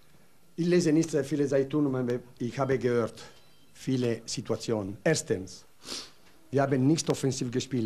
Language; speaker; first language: German; non-native, learner; Italian